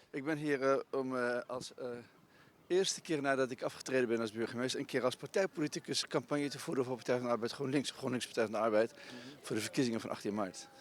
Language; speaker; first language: Dutch; non-native, fluent; Riffian